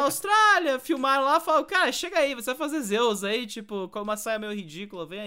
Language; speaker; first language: Portuguese; native; Portuguese